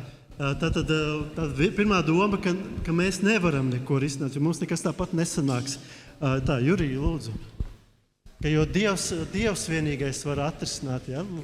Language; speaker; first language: Latvian; native; Latvian